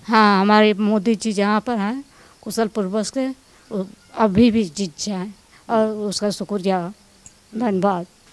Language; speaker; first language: Hindi; native; Hindi